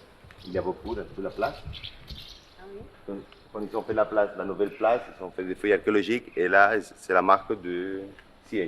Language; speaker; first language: French; non-native, local second language; Catalan